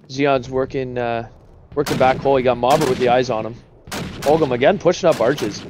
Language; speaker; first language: English; native; English